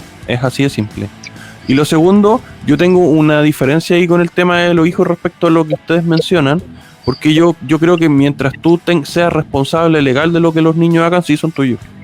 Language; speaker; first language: Spanish; native; Spanish